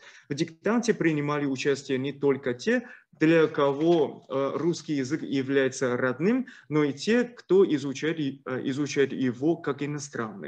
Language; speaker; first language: Russian; non-native, fluent; Chinese